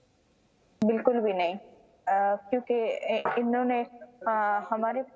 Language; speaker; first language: Hindi; non-native, fluent; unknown